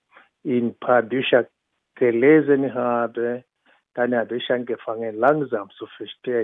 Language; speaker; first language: German; non-native, fluent; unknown